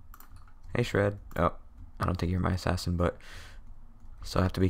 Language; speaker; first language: English; native; English